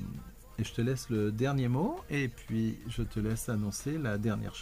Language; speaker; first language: French; native; French